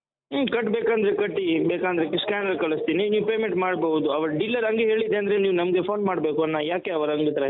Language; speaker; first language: Kannada; non-native, fluent; Hindi